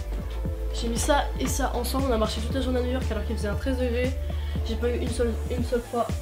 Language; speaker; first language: French; native; French